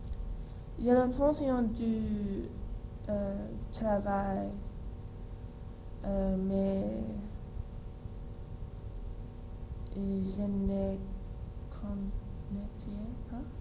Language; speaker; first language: French; non-native, learner; English